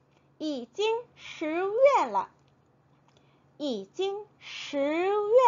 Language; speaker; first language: Chinese; non-native, fluent; Korean